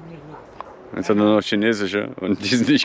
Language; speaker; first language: German; native; German